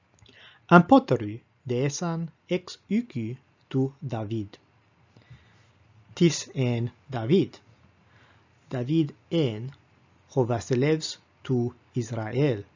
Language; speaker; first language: Greek; non-native, fluent; English